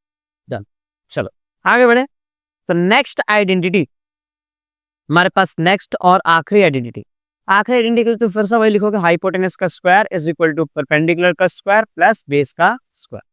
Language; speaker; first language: Hindi; non-native, local second language; Gujarati